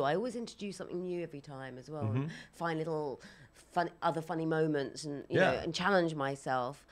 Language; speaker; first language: English; native; English